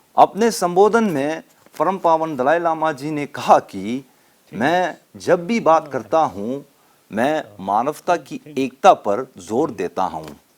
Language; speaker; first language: Hindi; non-native, local second language; Tibetan